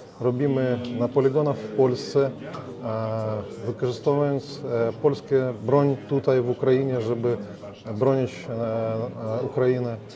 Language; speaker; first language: Polish; non-native, learner; Ukrainian